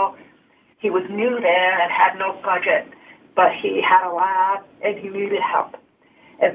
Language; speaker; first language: English; early bilingual, other home language; Hungarian